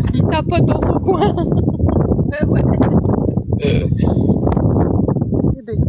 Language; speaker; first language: French; native; French